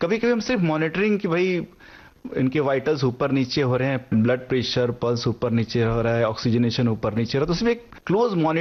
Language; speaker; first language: Hindi; native; Hindi